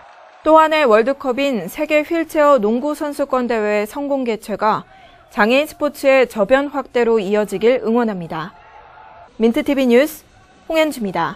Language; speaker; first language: Korean; native; Korean